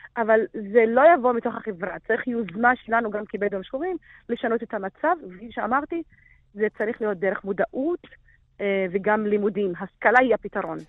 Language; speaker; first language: Hebrew; non-native, local second language; Arabic